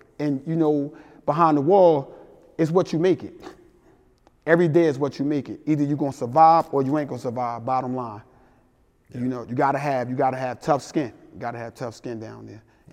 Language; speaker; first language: English; native; English